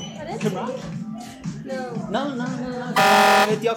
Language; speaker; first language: Welsh; non-native, learner; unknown